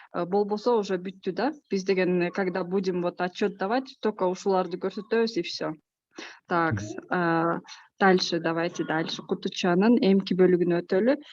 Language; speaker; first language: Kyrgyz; native; Kyrgyz